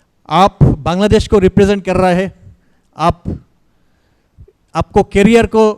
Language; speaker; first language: Hindi; non-native, learner; Bangla